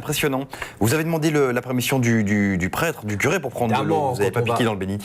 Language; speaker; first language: French; native; French